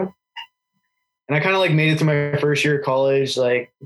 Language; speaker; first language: English; native; English